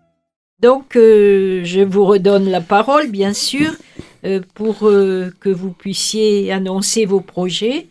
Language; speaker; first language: French; native; French